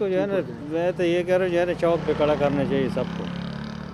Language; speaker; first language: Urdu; non-native, local second language; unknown